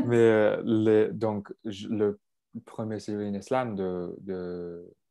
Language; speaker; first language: French; non-native, local second language; English